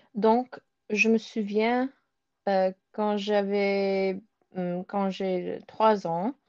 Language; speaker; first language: French; non-native, learner; Russian